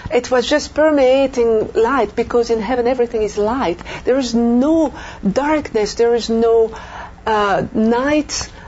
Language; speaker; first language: English; non-native, fluent; French